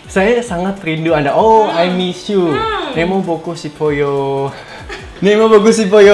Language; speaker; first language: Indonesian; native; Indonesian